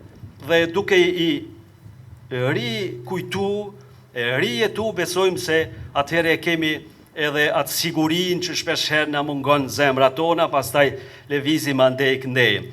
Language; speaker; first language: Albanian; native; Albanian